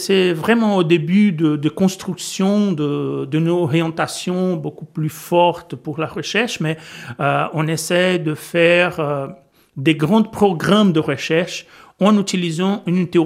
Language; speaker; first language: French; non-native, fluent; Portuguese